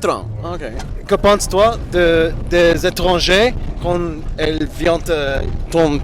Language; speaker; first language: French; non-native, learner; English